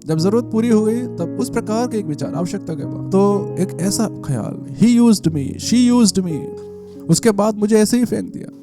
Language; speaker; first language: Hindi; non-native, local second language; Malayalam